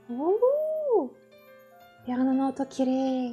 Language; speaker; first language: Japanese; non-native, learner; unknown